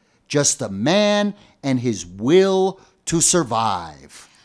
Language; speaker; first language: English; native; English